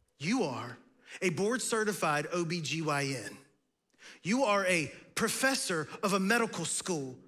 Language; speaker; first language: English; native; English